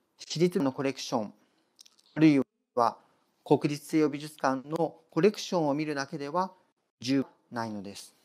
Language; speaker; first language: Japanese; native; Japanese